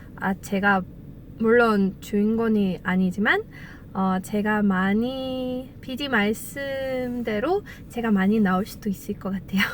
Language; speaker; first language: Korean; non-native, fluent; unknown